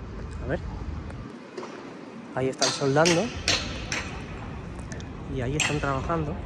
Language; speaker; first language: Spanish; native; Spanish